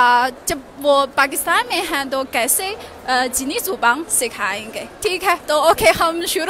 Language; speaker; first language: Hindi; non-native, learner; Chinese